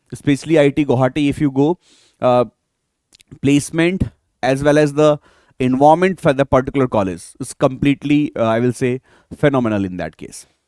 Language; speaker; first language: English; non-native, local second language; Hindi